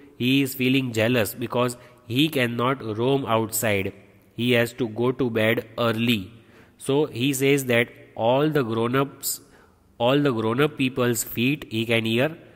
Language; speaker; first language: English; non-native, local second language; Gujarati